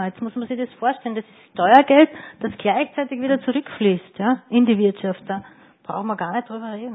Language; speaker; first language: German; native; German